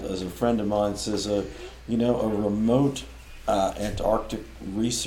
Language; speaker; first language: English; native; English